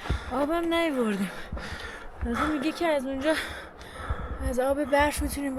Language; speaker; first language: Persian; native; Persian